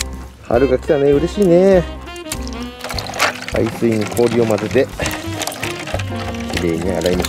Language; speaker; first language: Japanese; native; Japanese